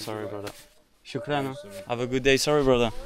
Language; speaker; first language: English; non-native, learner; French